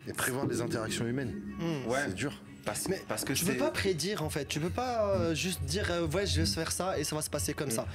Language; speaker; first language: French; native; French